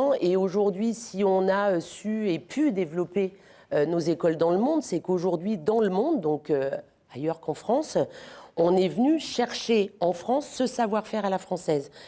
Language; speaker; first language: French; native; French